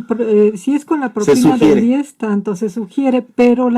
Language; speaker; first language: Spanish; native; Spanish